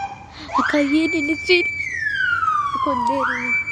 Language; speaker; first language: Spanish; native; Spanish